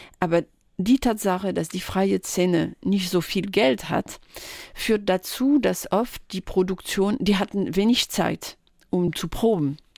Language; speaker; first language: German; non-native, fluent; French